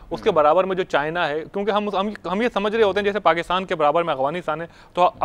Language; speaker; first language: Urdu; native; Urdu